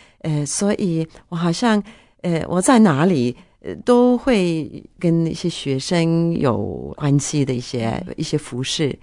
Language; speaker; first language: Chinese; non-native, fluent; Norwegian